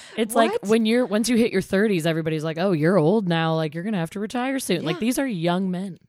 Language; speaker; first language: English; native; English